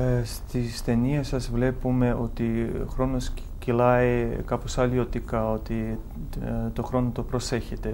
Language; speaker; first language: Greek; non-native, fluent; Russian